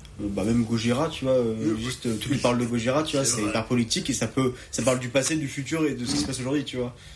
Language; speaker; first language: French; native; French